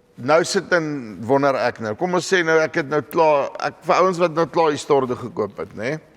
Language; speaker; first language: Afrikaans; native; Afrikaans